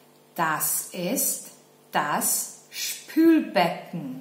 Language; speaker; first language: German; non-native, fluent; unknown